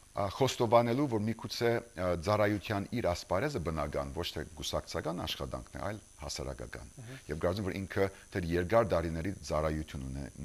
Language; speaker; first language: Armenian; early bilingual, heritage; Armenian